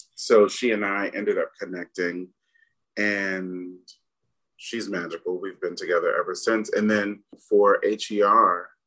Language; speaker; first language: English; native; English